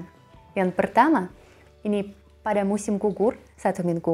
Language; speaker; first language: Indonesian; non-native, learner; Russian